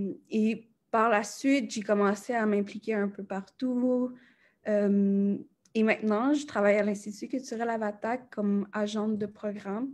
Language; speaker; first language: French; native; French